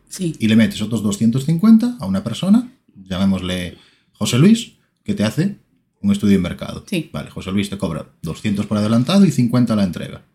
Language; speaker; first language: Spanish; native; Spanish